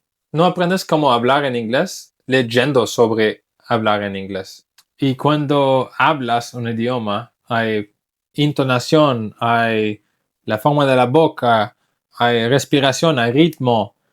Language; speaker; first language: Spanish; non-native, fluent; English